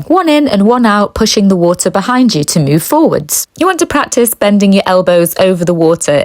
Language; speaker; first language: English; native; English